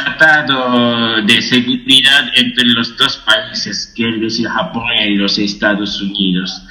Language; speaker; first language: Spanish; non-native, fluent; Japanese